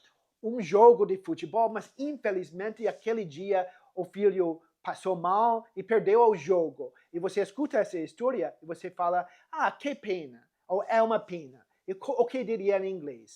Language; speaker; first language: Portuguese; non-native, fluent; English